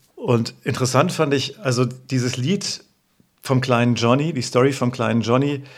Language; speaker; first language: German; native; German